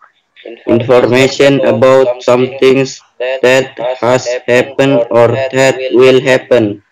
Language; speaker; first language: English; non-native, learner; Indonesian